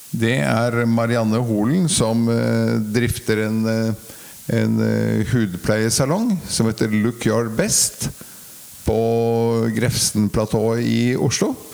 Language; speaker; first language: Norwegian; native; Norwegian